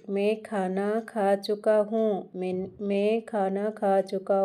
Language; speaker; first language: Hindi; non-native, local second language; Odia